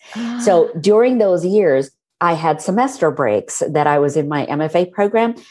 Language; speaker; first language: English; early bilingual, other home language; Hindi